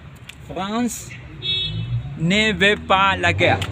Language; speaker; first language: French; non-native, learner; Spanish